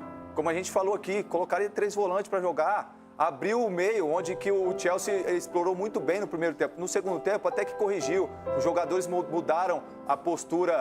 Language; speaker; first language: Portuguese; native; Portuguese